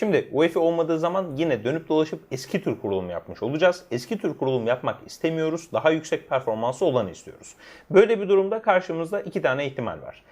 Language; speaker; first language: Turkish; native; Turkish